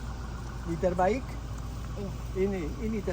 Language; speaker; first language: Indonesian; non-native, learner; French